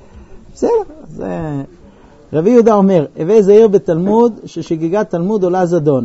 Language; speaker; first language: Hebrew; native; Hebrew